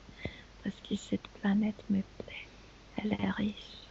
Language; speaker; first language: French; non-native, fluent; Spanish